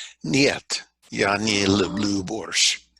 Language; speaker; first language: Russian; non-native, learner; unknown